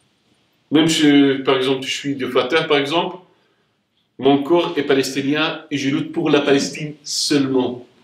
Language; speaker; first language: French; non-native, fluent; Arabic